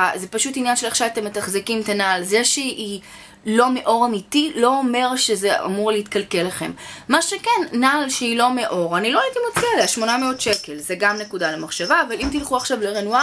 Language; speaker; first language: Hebrew; native; Hebrew